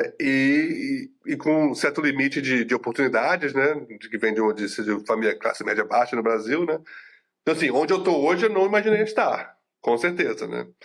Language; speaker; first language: Portuguese; native; Portuguese